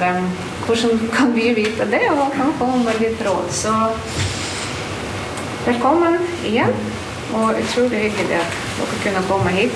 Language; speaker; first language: Norwegian; non-native, fluent; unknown